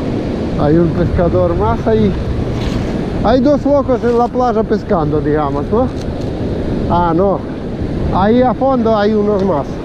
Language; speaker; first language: Spanish; non-native, fluent; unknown